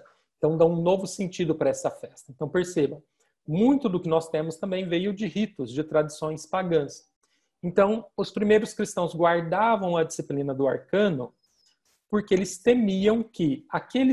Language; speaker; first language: Portuguese; native; Portuguese